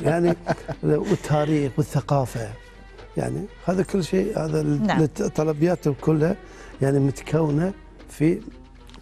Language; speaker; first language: Arabic; non-native, fluent; Turkish